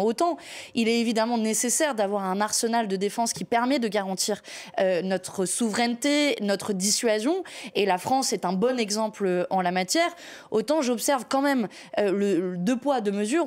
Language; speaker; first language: French; native; French